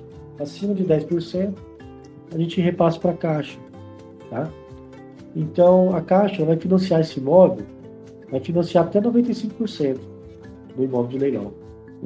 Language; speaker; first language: Portuguese; native; Portuguese